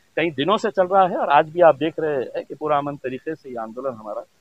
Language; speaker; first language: Hindi; non-native, local second language; Urdu